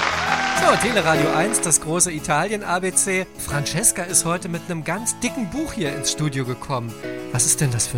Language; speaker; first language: German; native; German